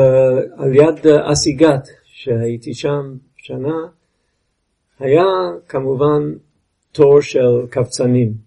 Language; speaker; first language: Hebrew; non-native, fluent; English